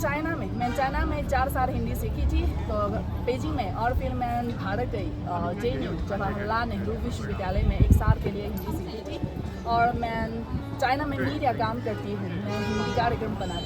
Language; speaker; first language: Hindi; non-native, fluent; Chinese